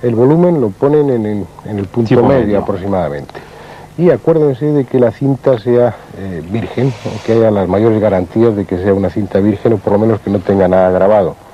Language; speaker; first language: Spanish; native; Spanish